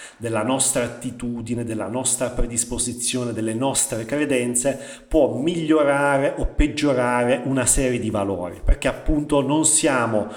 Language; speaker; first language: Italian; native; Italian